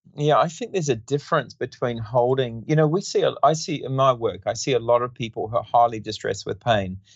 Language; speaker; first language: English; native; English